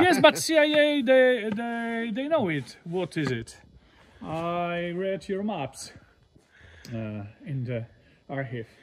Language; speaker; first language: English; non-native, learner; Polish